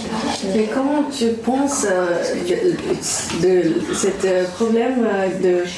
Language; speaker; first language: French; non-native, learner; Japanese